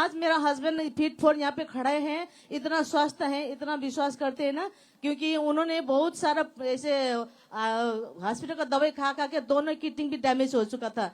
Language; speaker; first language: Hindi; non-native, local second language; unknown